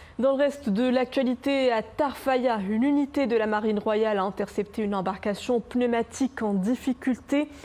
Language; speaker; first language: French; non-native, local second language; Arabic